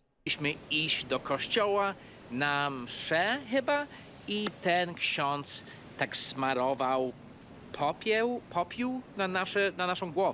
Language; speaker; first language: Polish; early bilingual, heritage; Polish